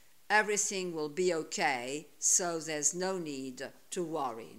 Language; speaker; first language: English; non-native, fluent; Italian